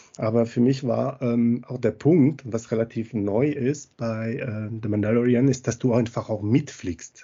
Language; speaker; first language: German; non-native, fluent; French